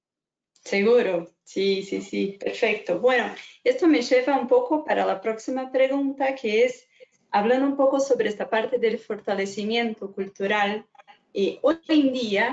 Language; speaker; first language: Spanish; non-native, fluent; Portuguese